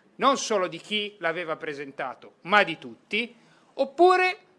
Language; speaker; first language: Italian; native; Italian